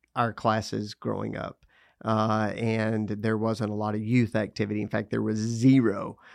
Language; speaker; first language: English; native; English